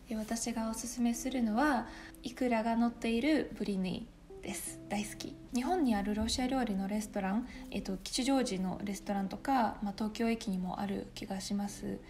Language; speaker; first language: Japanese; non-native, fluent; Russian